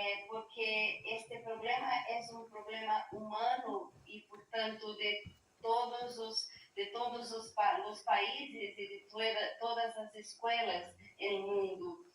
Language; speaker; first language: Spanish; non-native, learner; Portuguese